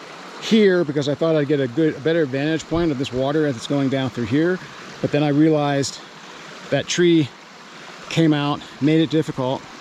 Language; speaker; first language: English; native; English